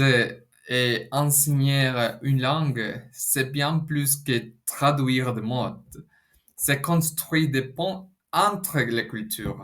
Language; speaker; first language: French; non-native, fluent; Spanish